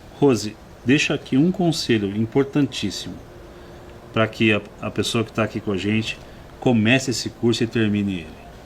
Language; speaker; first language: Portuguese; native; Portuguese